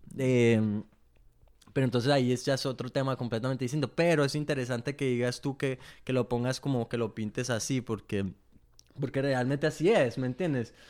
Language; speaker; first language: Spanish; early bilingual, heritage; Spanish